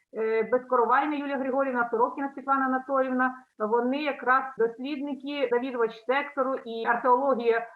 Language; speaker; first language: Ukrainian; native; Ukrainian